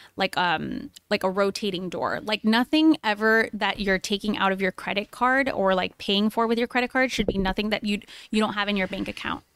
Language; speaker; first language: English; early bilingual, other home language; Spanish